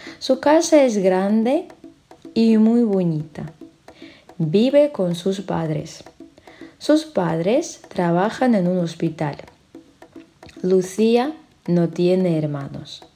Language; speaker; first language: Spanish; non-native, fluent; Russian